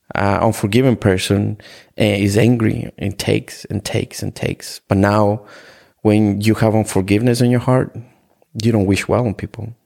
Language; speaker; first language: English; non-native, fluent; Spanish